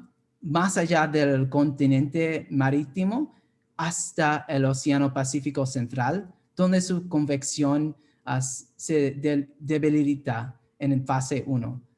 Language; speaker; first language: Spanish; non-native, fluent; English